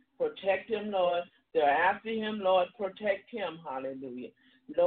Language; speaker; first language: English; native; English